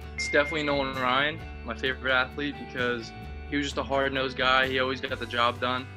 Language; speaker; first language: English; native; English